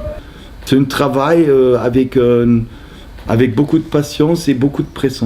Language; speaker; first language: French; non-native, fluent; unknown